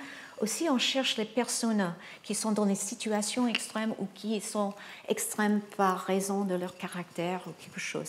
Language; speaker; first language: French; non-native, fluent; English